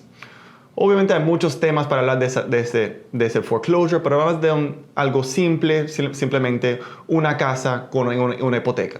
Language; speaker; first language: Spanish; early bilingual, heritage; Spanish